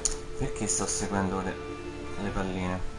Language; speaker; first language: Italian; native; Italian